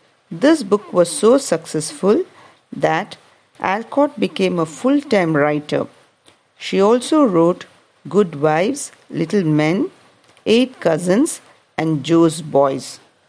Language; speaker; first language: English; non-native, local second language; Malayalam